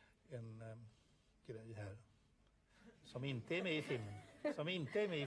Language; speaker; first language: Swedish; native; Swedish